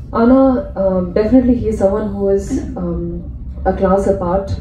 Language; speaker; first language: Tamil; non-native, learner; Malayalam